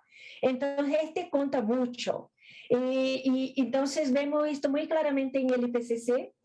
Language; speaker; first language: Spanish; non-native, fluent; Portuguese